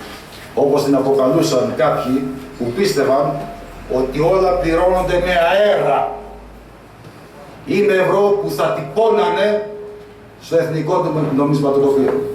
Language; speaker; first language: Greek; native; Greek